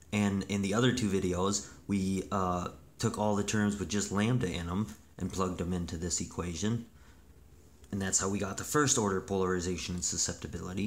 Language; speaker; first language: English; native; English